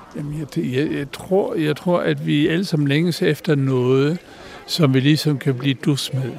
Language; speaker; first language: Danish; native; Danish